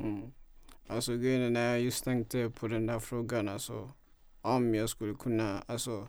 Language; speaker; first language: Swedish; non-native, fluent; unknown